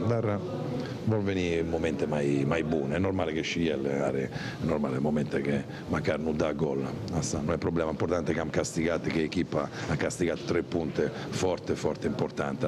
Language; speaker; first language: Romanian; non-native, fluent; Italian